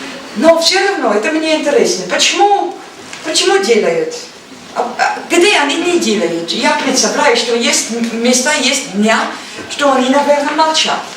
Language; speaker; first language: Russian; non-native, learner; Dutch